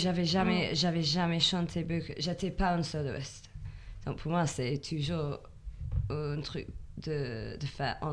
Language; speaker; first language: French; non-native, learner; English